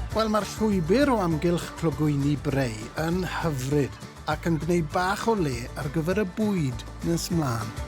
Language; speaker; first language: Welsh; native; Welsh